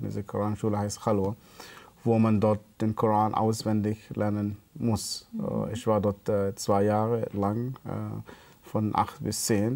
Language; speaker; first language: German; non-native, fluent; Arabic